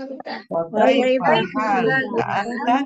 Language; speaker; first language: Arabic; non-native, learner; Indonesian